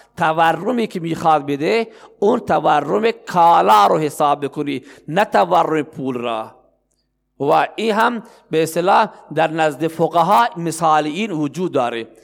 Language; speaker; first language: Persian; non-native, local second language; Baluchi